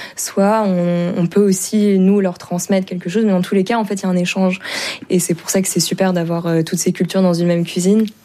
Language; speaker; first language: French; native; French